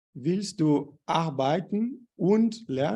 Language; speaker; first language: German; non-native, fluent; Portuguese